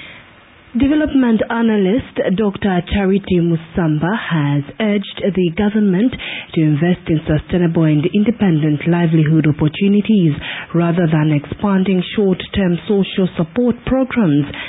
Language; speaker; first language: English; non-native, local second language; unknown